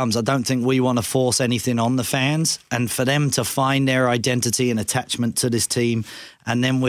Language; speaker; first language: English; native; English